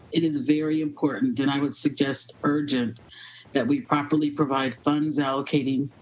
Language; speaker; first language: English; native; English